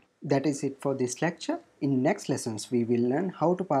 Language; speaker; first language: English; non-native, fluent; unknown